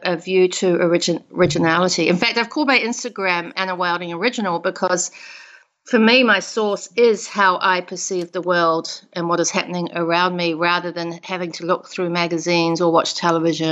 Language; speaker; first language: English; native; English